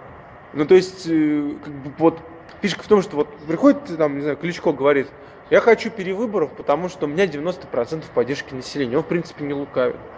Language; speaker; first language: Russian; native; Russian